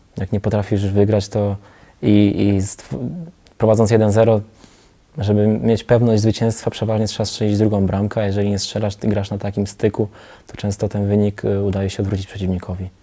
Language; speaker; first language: Polish; native; Polish